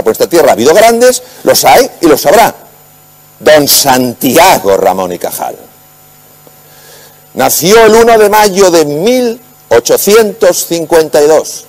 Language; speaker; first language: Spanish; native; Spanish